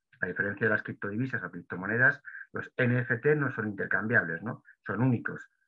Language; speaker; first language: Spanish; native; Spanish